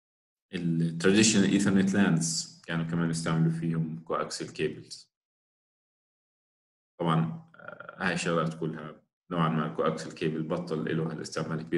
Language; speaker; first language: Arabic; native; Arabic